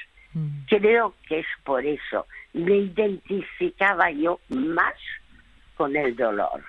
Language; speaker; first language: Spanish; early bilingual, other home language; French